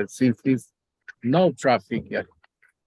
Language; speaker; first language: English; non-native, learner; Spanish